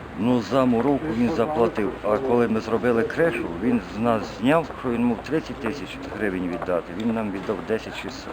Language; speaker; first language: Ukrainian; native; Ukrainian